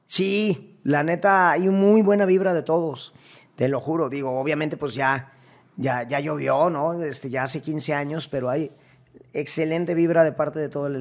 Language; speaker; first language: Spanish; native; Spanish